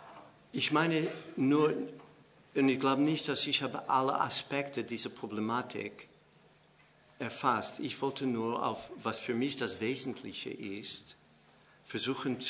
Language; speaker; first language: German; non-native, fluent; English